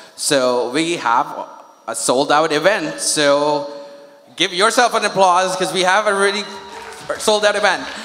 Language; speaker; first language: English; non-native, local second language; Urdu